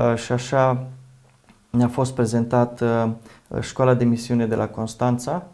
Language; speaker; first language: Romanian; native; Romanian